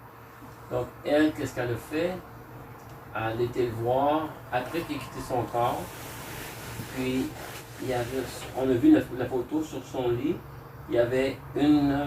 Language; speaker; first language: French; native; French